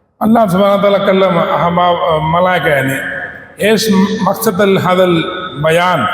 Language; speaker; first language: Arabic; non-native, learner; Indonesian